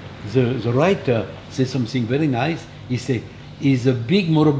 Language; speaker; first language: English; non-native, learner; French